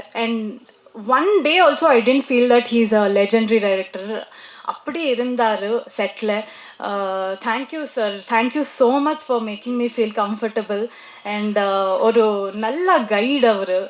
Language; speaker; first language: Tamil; non-native, local second language; Kannada